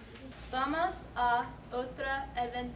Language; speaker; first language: Spanish; non-native, learner; English